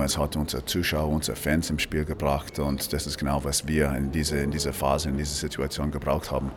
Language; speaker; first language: German; non-native, fluent; English